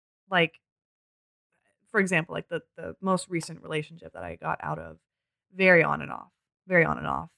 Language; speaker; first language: English; early bilingual, other home language; French